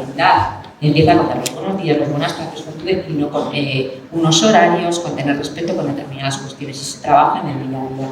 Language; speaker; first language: Spanish; native; Spanish